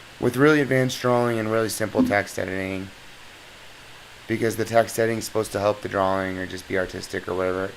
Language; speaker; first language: English; native; English